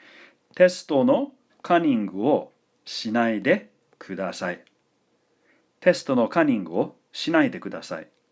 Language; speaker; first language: Japanese; non-native, fluent; English